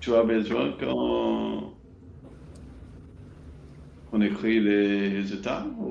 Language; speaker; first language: French; non-native, learner; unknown